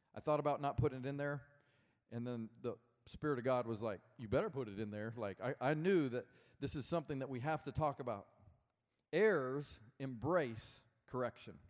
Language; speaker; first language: English; native; English